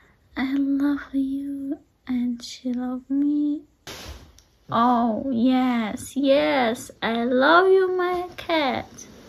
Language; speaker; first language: English; non-native, learner; Russian